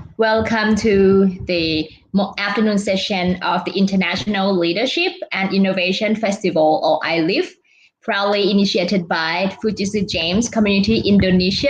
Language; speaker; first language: English; non-native, fluent; Thai